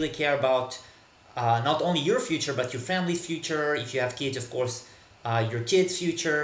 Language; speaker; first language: English; non-native, fluent; Hebrew